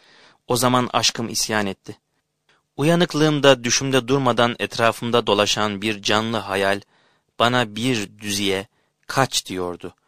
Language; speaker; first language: Turkish; native; Turkish